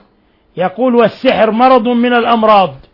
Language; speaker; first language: Arabic; native; Arabic